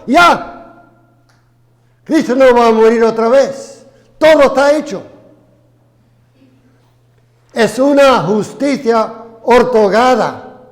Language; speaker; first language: Spanish; non-native, fluent; English